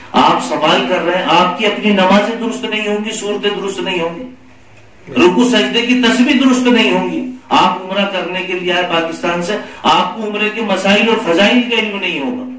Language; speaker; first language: Urdu; native; Urdu